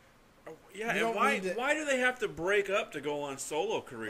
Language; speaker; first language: English; native; English